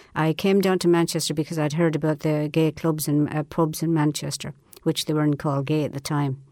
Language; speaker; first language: English; native; English